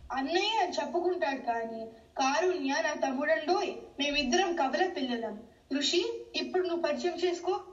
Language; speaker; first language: Telugu; early bilingual, heritage; Telugu